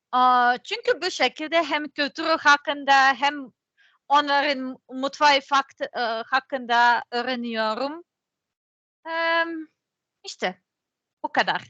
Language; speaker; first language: Turkish; non-native, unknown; Serbian